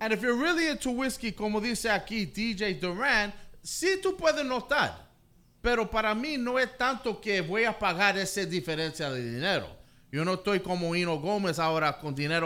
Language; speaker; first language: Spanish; early bilingual, heritage; English